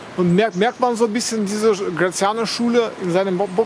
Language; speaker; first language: German; native; German